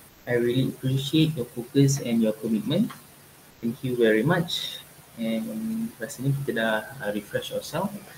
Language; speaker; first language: English; non-native, local second language; Malay